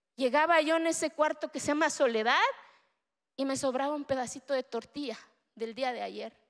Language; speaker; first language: Spanish; early bilingual, other home language; Zapotec